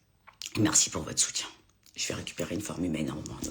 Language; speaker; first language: French; native; French